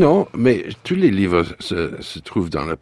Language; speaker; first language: French; non-native, fluent; English